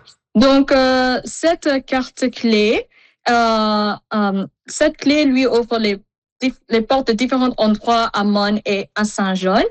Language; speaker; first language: French; non-native, fluent; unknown